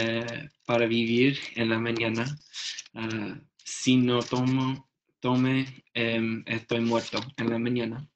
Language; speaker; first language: Spanish; non-native, learner; English